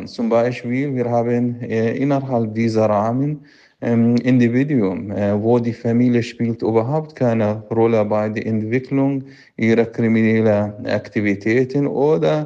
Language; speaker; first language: German; non-native, fluent; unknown